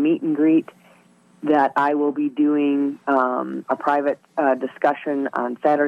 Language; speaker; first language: English; native; English